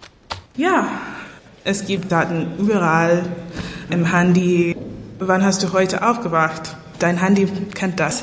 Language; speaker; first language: German; non-native, learner; English